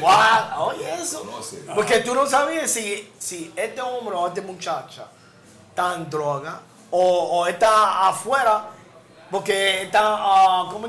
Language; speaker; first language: Spanish; non-native, learner; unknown